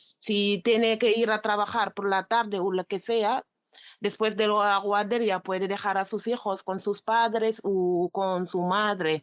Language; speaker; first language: Spanish; non-native, learner; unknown